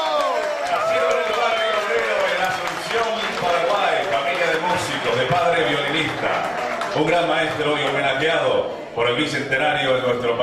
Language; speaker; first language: Spanish; native; Spanish